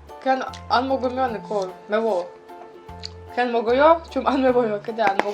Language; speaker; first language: Korean; non-native, learner; Ukrainian